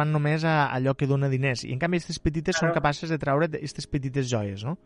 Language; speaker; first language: Catalan; native; Catalan